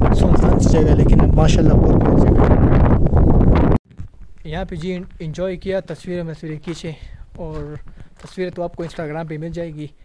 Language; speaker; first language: Urdu; non-native, local second language; Pashto